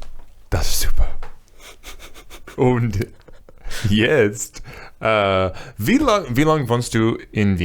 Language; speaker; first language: German; non-native, learner; English